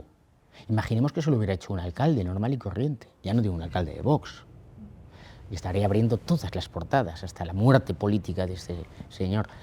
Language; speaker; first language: Spanish; native; Spanish